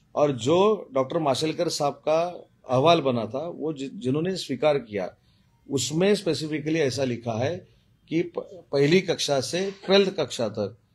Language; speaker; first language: Hindi; non-native, local second language; Marathi